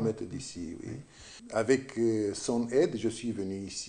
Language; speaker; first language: French; non-native, fluent; Romanian